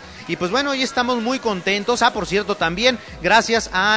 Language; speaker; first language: Spanish; native; Spanish